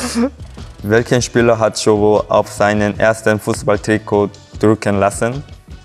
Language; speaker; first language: German; non-native, learner; Korean